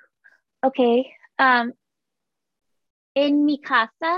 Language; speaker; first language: Spanish; non-native, learner; English